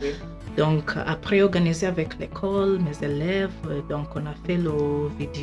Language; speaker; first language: French; non-native, fluent; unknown